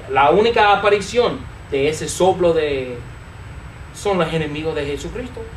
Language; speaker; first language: Spanish; non-native, fluent; English